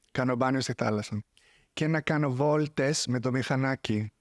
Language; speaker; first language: Greek; non-native, fluent; English